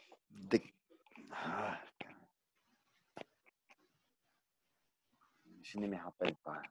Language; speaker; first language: French; non-native, learner; Portuguese